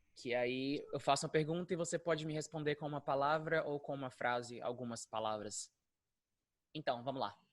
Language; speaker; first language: Portuguese; native; Portuguese